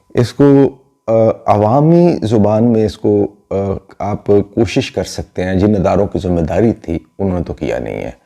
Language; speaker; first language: Urdu; non-native, local second language; Punjabi